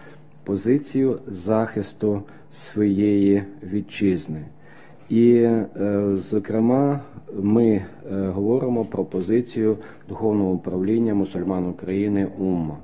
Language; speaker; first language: Ukrainian; native; Ukrainian